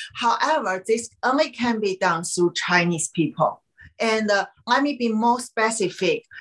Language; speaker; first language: English; non-native, fluent; Chinese